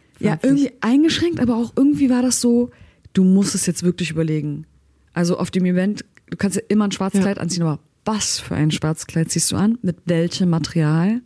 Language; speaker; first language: German; early bilingual, other home language; Turkish